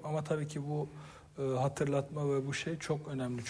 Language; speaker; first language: Turkish; native; Turkish